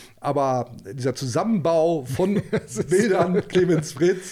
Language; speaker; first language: German; native; German